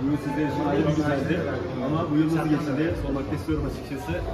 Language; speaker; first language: Turkish; native; Turkish